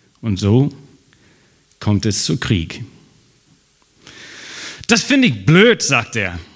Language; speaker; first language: German; non-native, fluent; English